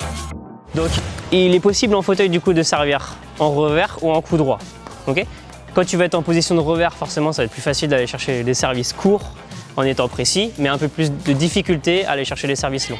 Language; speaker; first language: French; native; French